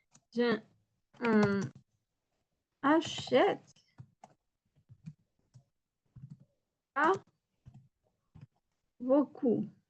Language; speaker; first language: French; non-native, learner; Spanish